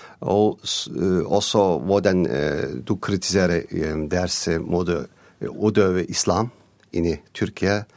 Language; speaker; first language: Norwegian; non-native, learner; Turkish